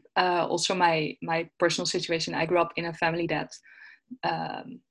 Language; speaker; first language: English; non-native, fluent; Dutch